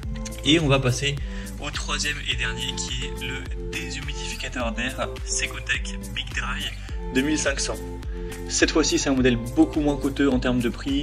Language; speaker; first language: French; native; French